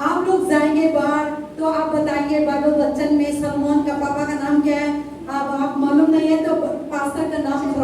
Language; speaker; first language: Hindi; non-native, local second language; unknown